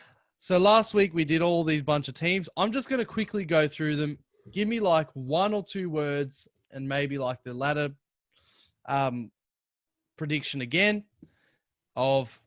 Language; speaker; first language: English; native; English